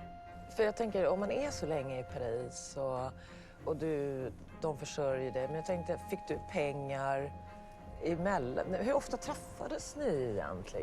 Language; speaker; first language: Swedish; native; Swedish